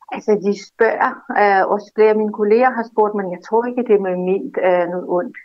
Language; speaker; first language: Danish; non-native, fluent; Russian